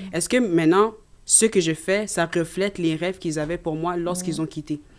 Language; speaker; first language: French; native; French